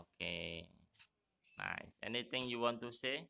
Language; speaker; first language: English; non-native, fluent; Indonesian